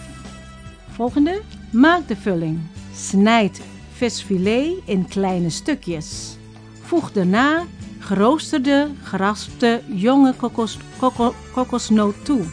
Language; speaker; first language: Dutch; non-native, fluent; Indonesian